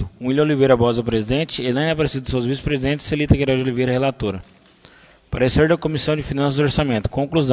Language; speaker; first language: Portuguese; native; Portuguese